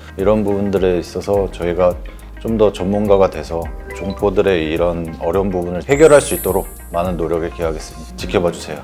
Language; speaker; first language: Korean; early bilingual, heritage; Korean